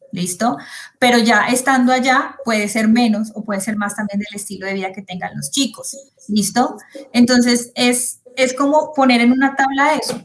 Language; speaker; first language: Spanish; native; Spanish